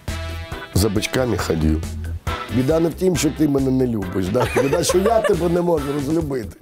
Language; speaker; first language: Ukrainian; non-native, local second language; Romany